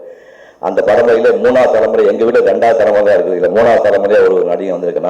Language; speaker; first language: Tamil; native; Tamil